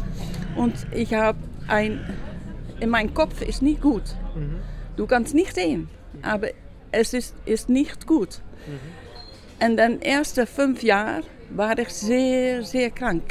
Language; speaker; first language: German; non-native, learner; Dutch